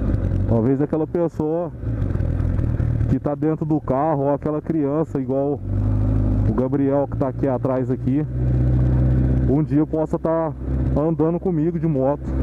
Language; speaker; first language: Portuguese; native; Portuguese